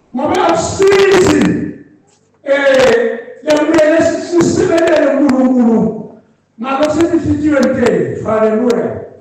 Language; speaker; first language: Zulu; non-native, local second language; Swati